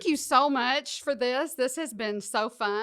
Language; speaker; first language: English; native; English